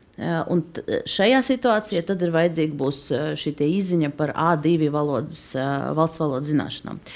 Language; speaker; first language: Latvian; native; Latvian